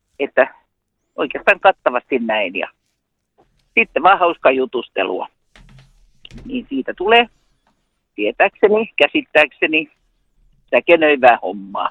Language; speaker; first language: Finnish; native; Finnish